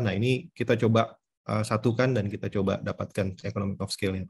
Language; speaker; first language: Indonesian; native; Indonesian